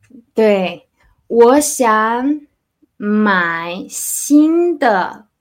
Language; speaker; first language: Chinese; non-native, learner; Spanish